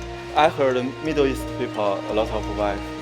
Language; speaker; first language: English; non-native, learner; Chinese